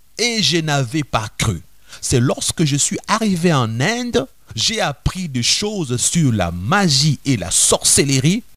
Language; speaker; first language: French; non-native, local second language; Lingala